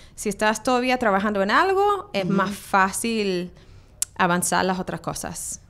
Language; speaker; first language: Spanish; non-native, fluent; English